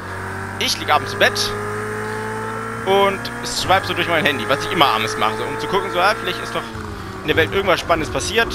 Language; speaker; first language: German; native; German